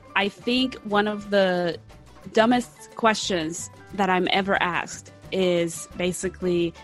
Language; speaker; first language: English; early bilingual, other home language; Spanish